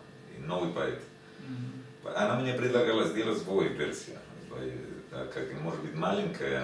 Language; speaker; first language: Russian; non-native, learner; Spanish